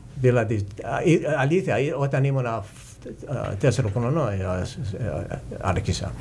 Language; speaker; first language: Greek; early bilingual, heritage; English